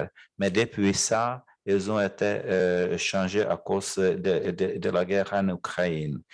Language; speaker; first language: French; non-native, fluent; Czech